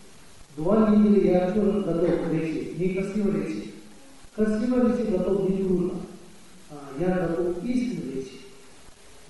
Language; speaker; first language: Russian; non-native, learner; Tibetan